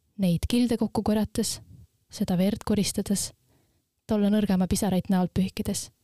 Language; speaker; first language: Estonian; non-native, local second language; Russian